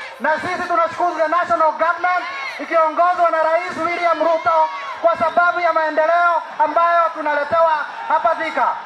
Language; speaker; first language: Swahili; non-native, local second language; Kikuyu